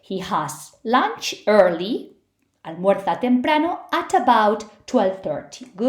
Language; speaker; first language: English; non-native, fluent; Spanish